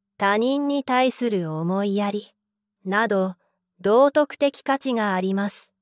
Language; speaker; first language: Japanese; native; Japanese